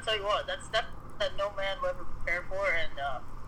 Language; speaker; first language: English; native; English